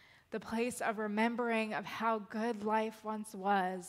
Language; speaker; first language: English; native; English